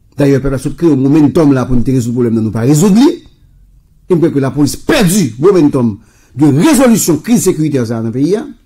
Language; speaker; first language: French; non-native, local second language; Haitian Creole